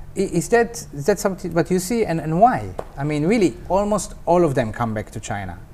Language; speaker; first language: English; non-native, fluent; Hebrew